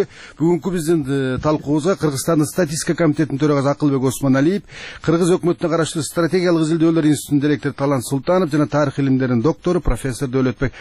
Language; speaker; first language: Kyrgyz; native; Kyrgyz